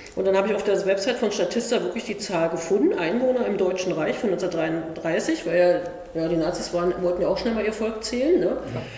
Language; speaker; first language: German; native; German